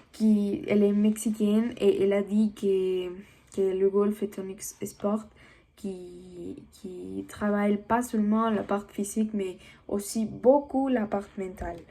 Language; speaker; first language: French; non-native, learner; Spanish